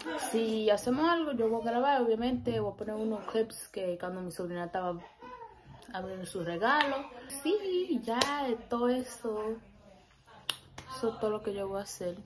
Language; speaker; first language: Spanish; early bilingual, heritage; Spanish